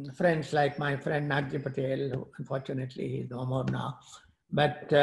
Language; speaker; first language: English; non-native, local second language; Gujarati